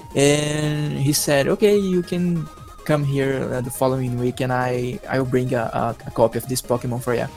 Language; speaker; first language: English; non-native, fluent; Portuguese